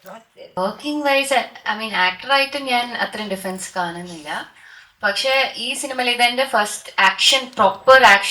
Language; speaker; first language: Malayalam; early bilingual, heritage; Malayalam